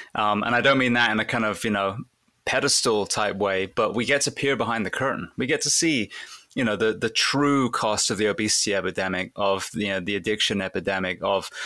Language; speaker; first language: English; native; English